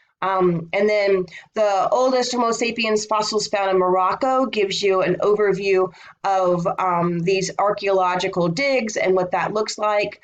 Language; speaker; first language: English; native; English